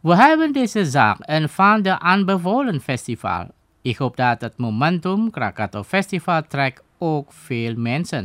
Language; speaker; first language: Dutch; non-native, fluent; Indonesian